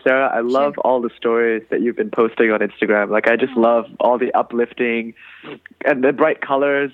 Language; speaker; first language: English; non-native, local second language; Tamil